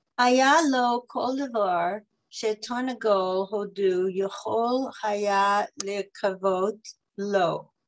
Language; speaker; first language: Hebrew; non-native, learner; English